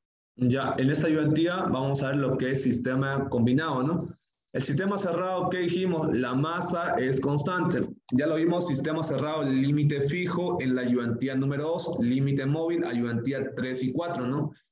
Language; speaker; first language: Spanish; native; Spanish